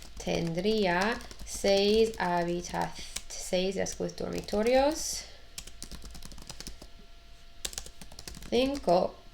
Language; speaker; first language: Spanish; non-native, fluent; English